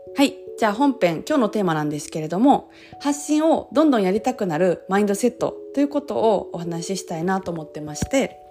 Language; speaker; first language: Japanese; native; Japanese